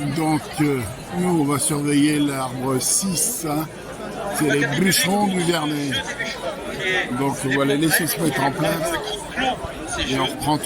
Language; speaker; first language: French; native; French